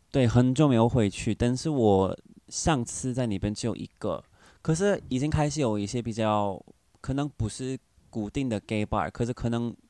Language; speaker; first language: Chinese; non-native, fluent; English